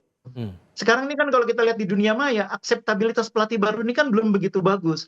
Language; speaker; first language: Indonesian; native; Indonesian